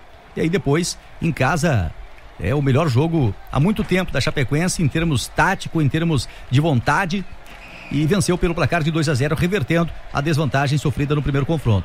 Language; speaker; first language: Portuguese; native; Portuguese